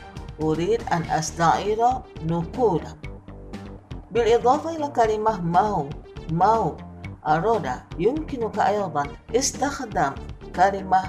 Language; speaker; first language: Arabic; non-native, fluent; Indonesian